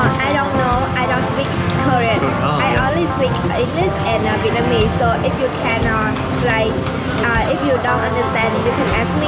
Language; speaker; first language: English; non-native, fluent; Vietnamese